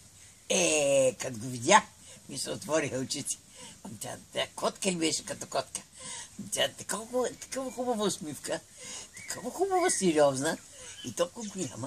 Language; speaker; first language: Bulgarian; native; Bulgarian